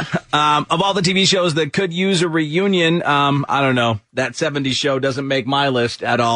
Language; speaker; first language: English; native; English